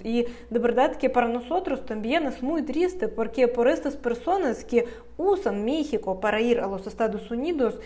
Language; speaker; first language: Spanish; non-native, fluent; Russian